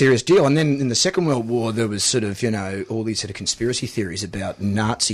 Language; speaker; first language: English; native; English